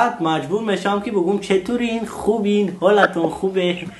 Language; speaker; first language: Persian; native; Persian